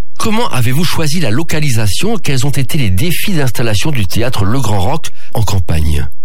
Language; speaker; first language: French; native; French